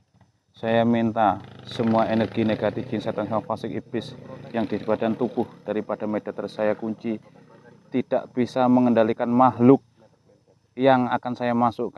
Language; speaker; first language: Indonesian; native; Indonesian